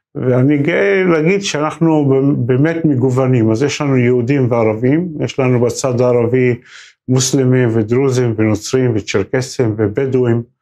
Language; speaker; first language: Hebrew; non-native, local second language; Arabic